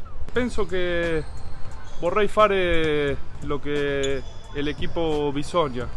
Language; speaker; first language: Italian; non-native, fluent; Spanish